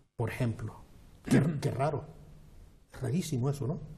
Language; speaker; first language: Spanish; native; Spanish